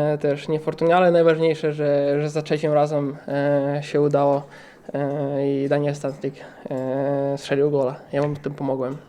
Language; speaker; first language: Polish; non-native, fluent; Russian